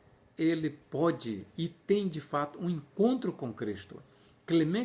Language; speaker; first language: Portuguese; native; Portuguese